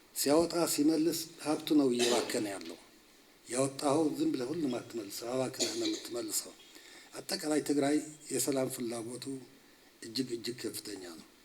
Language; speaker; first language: Amharic; non-native, local second language; Tigrinya